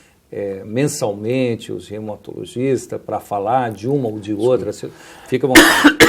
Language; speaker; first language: Portuguese; native; Portuguese